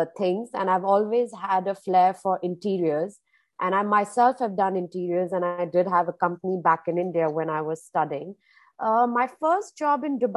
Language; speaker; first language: English; non-native, local second language; Hindi